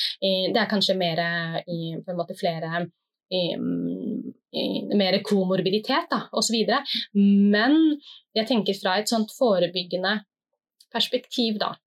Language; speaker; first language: Norwegian; early bilingual, other home language; Somali